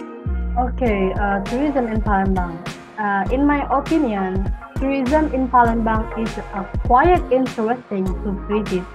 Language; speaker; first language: English; non-native, learner; Indonesian